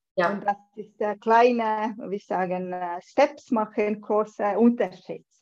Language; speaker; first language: German; non-native, learner; Estonian